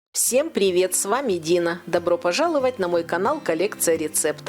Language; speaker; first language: Russian; native; Russian